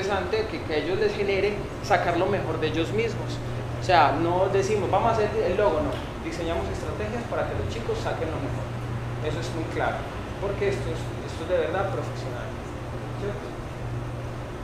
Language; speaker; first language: Spanish; native; Spanish